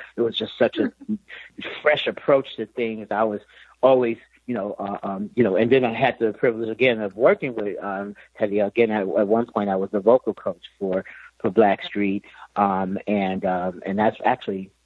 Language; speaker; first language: English; native; English